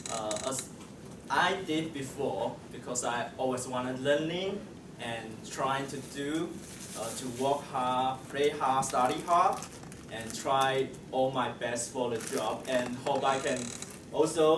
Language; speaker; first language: English; non-native, learner; Chinese